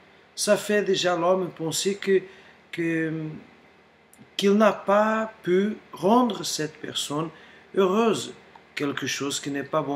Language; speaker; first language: French; non-native, fluent; Portuguese